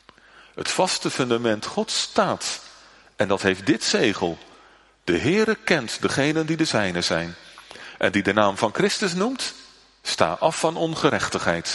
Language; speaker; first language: Dutch; native; Dutch